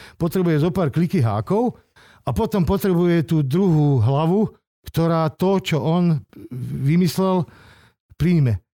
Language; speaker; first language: Slovak; non-native, local second language; Hungarian